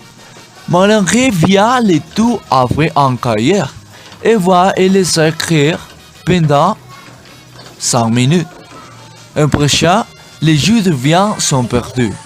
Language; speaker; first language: French; non-native, learner; Spanish